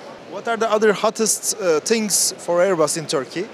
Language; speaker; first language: English; non-native, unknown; Turkish